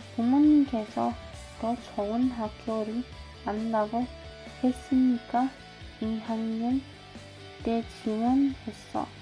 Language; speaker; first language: Korean; non-native, learner; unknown